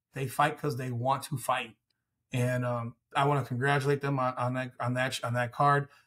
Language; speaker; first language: English; early bilingual, other home language; Spanish